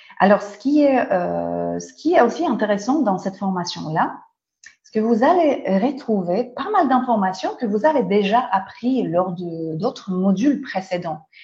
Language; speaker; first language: French; non-native, fluent; Polish